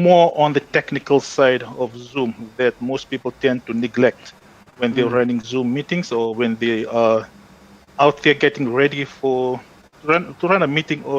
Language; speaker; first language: English; non-native, local second language; Fijian